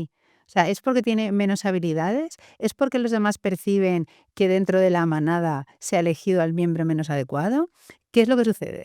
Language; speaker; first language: Spanish; native; Spanish